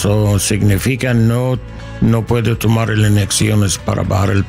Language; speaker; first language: Spanish; non-native, learner; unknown